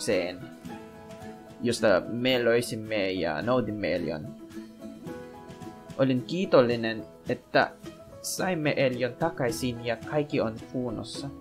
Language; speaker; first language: Finnish; non-native, learner; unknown